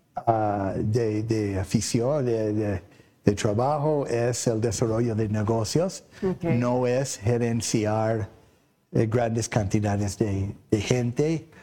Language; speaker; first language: Spanish; non-native, fluent; English